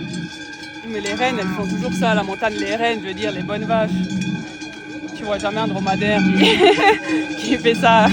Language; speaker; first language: French; native; French